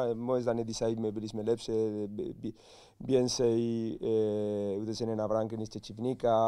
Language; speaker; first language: Polish; non-native, learner; Spanish